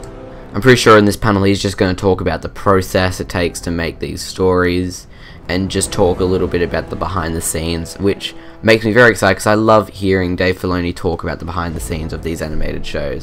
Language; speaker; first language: English; native; English